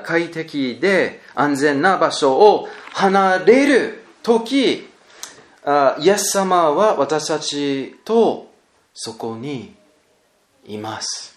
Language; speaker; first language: Japanese; non-native, learner; English